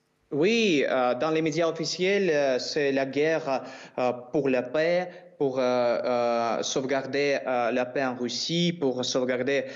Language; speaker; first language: French; non-native, learner; Russian